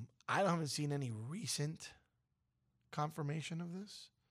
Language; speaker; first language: English; early bilingual, other home language; Spanish